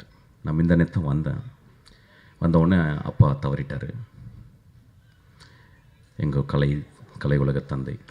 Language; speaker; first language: Tamil; native; Tamil